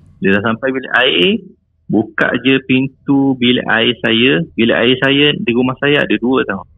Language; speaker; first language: Malay; native; Malay